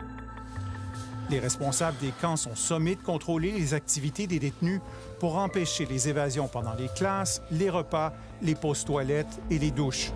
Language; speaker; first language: French; native; French